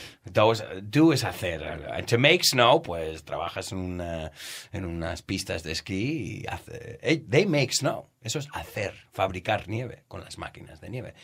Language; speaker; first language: Spanish; non-native, fluent; English